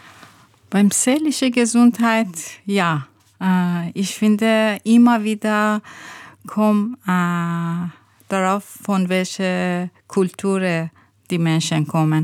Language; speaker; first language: German; non-native, learner; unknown